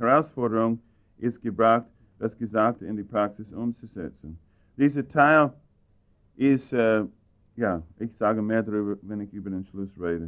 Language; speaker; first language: German; non-native, fluent; English